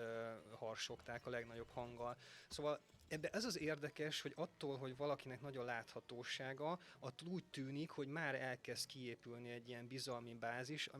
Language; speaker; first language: Hungarian; native; Hungarian